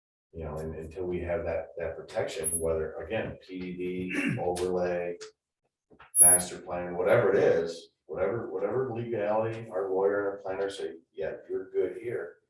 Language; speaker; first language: English; native; English